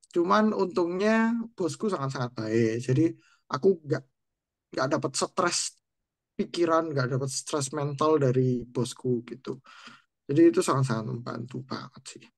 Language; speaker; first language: Indonesian; native; Indonesian